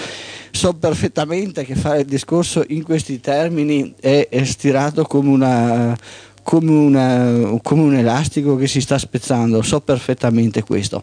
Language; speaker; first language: Italian; native; Italian